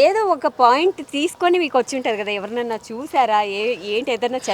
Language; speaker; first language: Telugu; native; Telugu